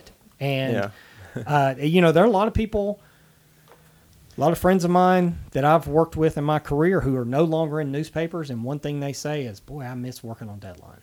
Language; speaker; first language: English; native; English